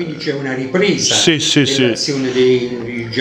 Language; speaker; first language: Italian; native; Italian